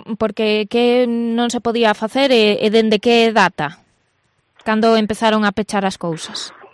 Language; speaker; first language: Galician; native; Galician